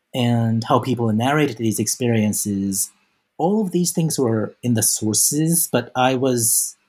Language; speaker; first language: English; non-native, fluent; Japanese